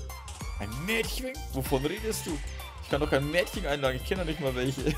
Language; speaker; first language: German; native; German